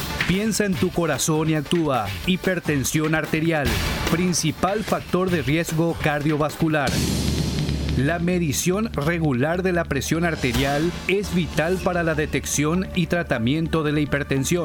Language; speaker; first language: Spanish; native; Spanish